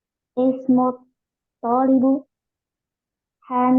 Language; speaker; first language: Arabic; non-native, learner; Indonesian